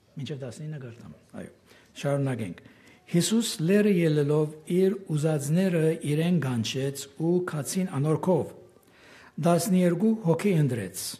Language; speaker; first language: Armenian; early bilingual, heritage; Armenian